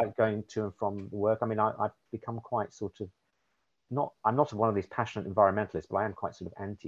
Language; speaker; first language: English; native; English